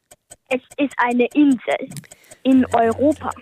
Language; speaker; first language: German; early bilingual, heritage; German